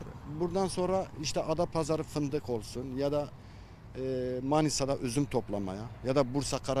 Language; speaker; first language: Turkish; native; Turkish